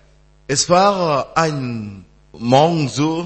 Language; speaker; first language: German; non-native, learner; French